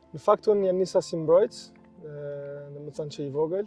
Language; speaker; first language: Albanian; early bilingual, heritage; Albanian